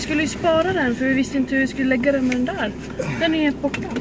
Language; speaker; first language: Swedish; native; Swedish